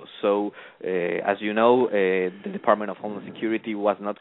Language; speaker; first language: English; non-native, fluent; Spanish